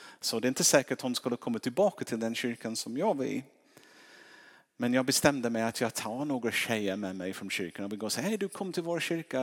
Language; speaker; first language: Swedish; non-native, fluent; English